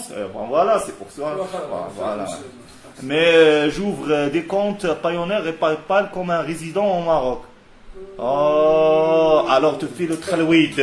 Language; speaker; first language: French; non-native, local second language; Arabic